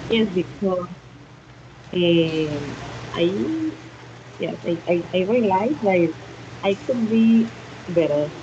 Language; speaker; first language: English; non-native, learner; Spanish